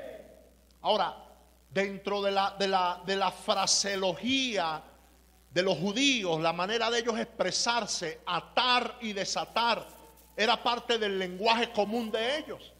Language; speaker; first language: Spanish; native; Spanish